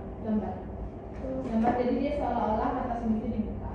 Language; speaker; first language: Indonesian; native; Indonesian